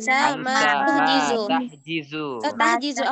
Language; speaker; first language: Arabic; non-native, learner; Indonesian